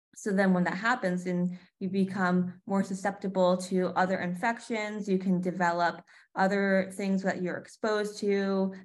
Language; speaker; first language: English; native; English